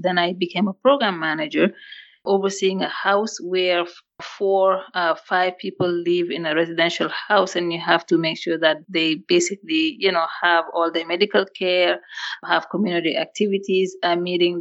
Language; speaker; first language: English; non-native, fluent; Wolof